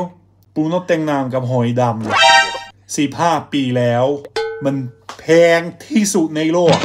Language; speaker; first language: Thai; native; Thai